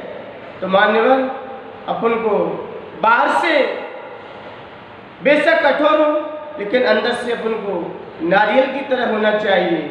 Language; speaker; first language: Hindi; native; Hindi